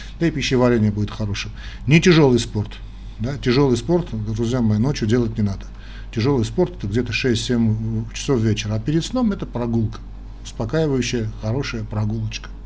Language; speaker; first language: Russian; non-native, local second language; Armenian